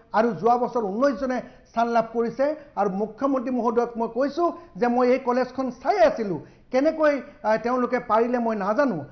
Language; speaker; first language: Assamese; native; Assamese